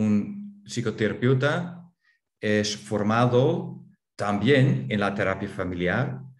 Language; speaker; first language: Spanish; non-native, fluent; Dutch